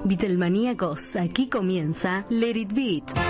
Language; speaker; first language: Spanish; native; Spanish